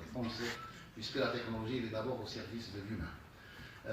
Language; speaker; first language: French; native; French